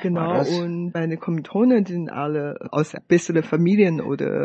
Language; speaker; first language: German; non-native, fluent; Chinese